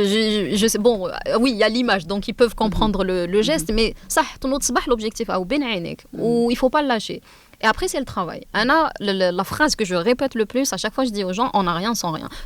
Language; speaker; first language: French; non-native, local second language; Arabic